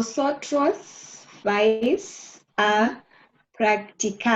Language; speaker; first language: Spanish; non-native, learner; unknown